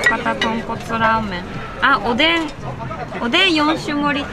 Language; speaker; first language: Japanese; early bilingual, other home language; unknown